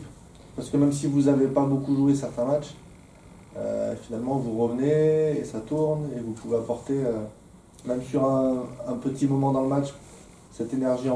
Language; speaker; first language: French; native; French